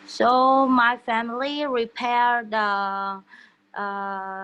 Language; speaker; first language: English; non-native, learner; Vietnamese